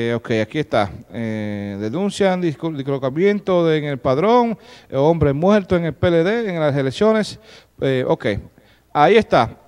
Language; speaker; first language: Spanish; native; Spanish